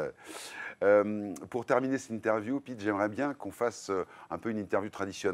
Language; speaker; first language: French; native; French